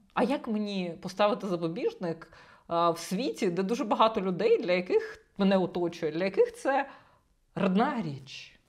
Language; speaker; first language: Ukrainian; non-native, local second language; Russian